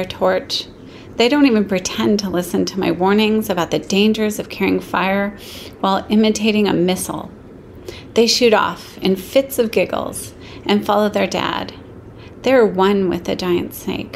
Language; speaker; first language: English; native; English